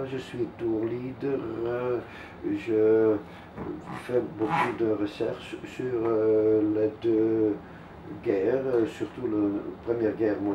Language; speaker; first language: French; non-native, local second language; Dutch